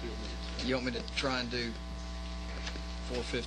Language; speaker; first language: English; native; English